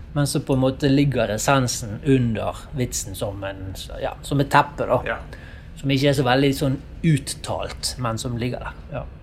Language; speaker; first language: Norwegian; native; Norwegian